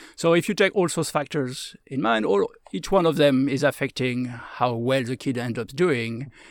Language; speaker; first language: English; non-native, fluent; French